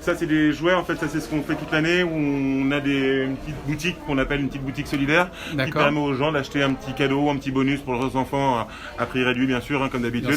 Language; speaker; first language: French; native; French